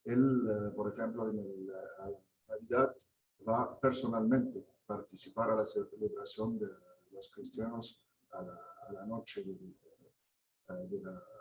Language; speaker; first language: Spanish; non-native, fluent; Arabic